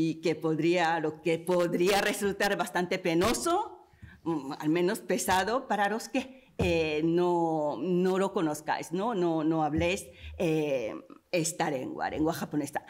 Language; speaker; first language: Spanish; non-native, fluent; Japanese